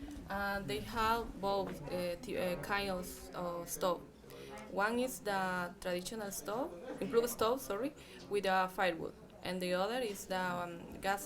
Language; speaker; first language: English; non-native, fluent; Spanish